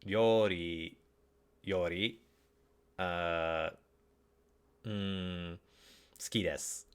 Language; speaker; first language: Japanese; non-native, learner; English